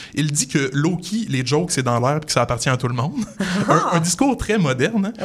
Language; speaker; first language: French; native; French